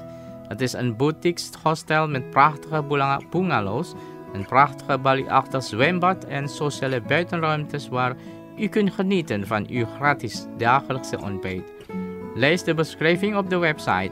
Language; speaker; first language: Dutch; non-native, fluent; Indonesian